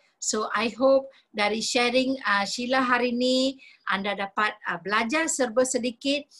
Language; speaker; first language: Malay; non-native, local second language; Tamil